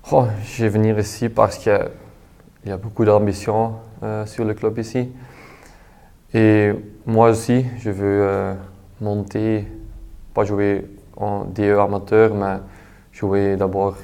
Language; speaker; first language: French; non-native, local second language; Dutch